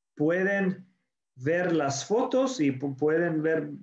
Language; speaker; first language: Spanish; non-native, learner; English